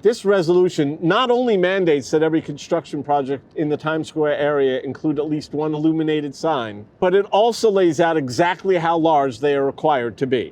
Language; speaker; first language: English; native; English